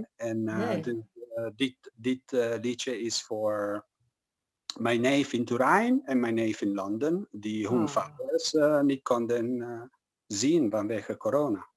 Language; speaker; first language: Dutch; non-native, fluent; Italian